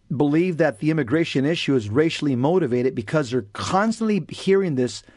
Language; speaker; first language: English; early bilingual, other home language; Spanish